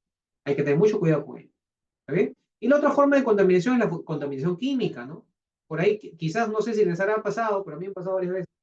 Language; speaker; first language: Spanish; native; Spanish